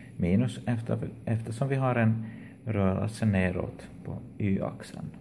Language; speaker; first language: Swedish; native; Swedish